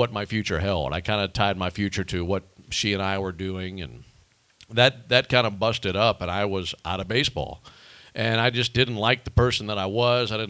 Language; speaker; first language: English; native; English